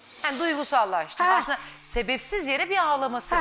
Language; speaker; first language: Turkish; native; Turkish